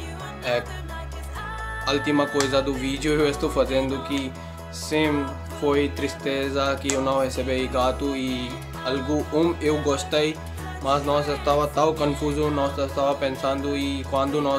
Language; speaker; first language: Portuguese; non-native, learner; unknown